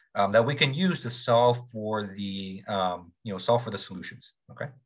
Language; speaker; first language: English; native; English